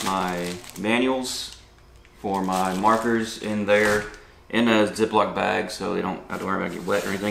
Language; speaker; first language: English; native; English